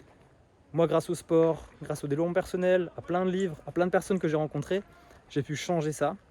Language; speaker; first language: French; native; French